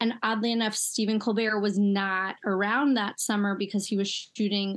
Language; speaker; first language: English; native; English